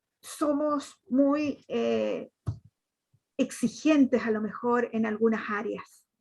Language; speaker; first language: Spanish; native; Spanish